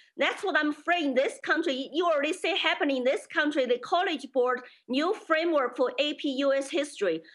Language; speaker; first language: English; non-native, fluent; Chinese